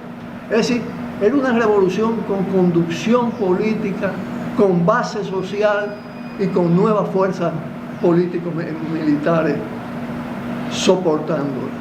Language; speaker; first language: Spanish; native; Spanish